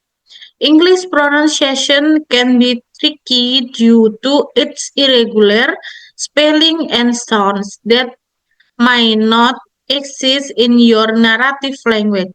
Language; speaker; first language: English; non-native, learner; Indonesian